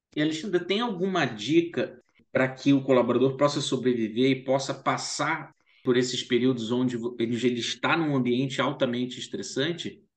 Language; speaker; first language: Portuguese; native; Portuguese